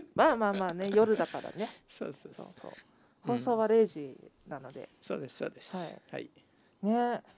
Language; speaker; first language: Japanese; native; Japanese